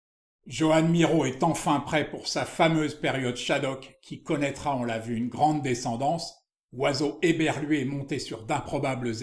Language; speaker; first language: French; native; French